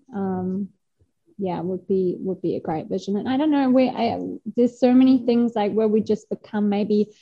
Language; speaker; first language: English; non-native, fluent; German